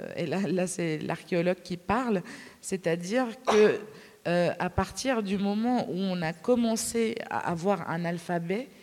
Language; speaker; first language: French; native; French